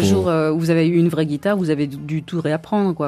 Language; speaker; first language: French; native; French